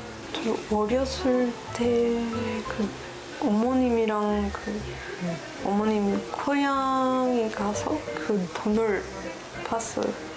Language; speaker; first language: Korean; non-native, learner; Spanish